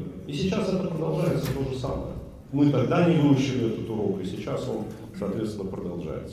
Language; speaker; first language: Russian; native; Russian